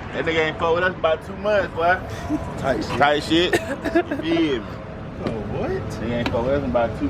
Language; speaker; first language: English; native; English